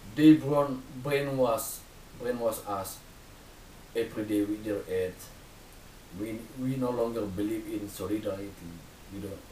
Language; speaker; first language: English; non-native, learner; Indonesian